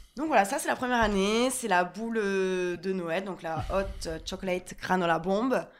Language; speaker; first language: French; native; French